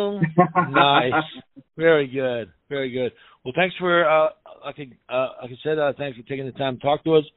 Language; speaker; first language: English; native; English